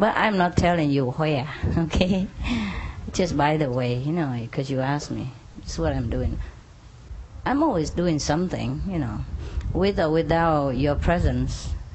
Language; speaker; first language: English; non-native, fluent; Vietnamese